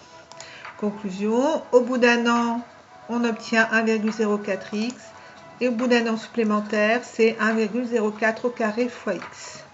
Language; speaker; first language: French; native; French